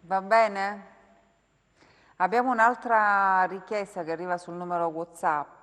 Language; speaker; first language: Italian; native; Italian